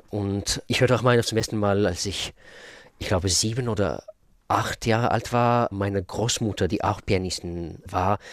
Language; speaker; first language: German; non-native, fluent; Russian